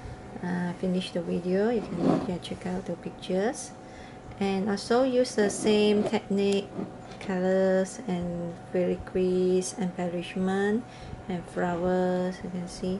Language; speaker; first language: English; non-native, learner; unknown